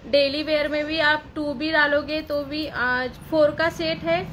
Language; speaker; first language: Hindi; non-native, local second language; Marathi